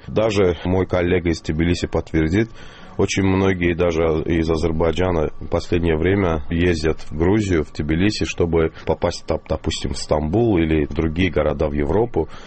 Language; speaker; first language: Russian; non-native, local second language; Azerbaijani